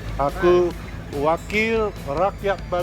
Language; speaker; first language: Indonesian; non-native, learner; English